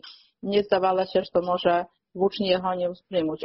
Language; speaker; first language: Belarusian; native; Belarusian